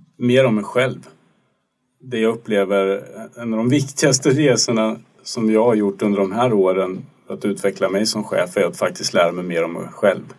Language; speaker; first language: Swedish; native; Swedish